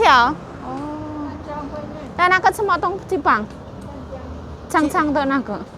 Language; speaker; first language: Chinese; non-native, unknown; Indonesian